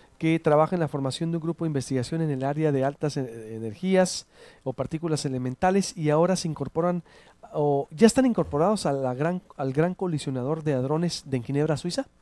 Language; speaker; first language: Spanish; native; Spanish